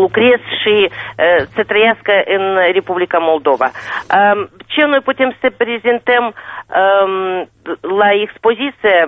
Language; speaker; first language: Romanian; non-native, local second language; Russian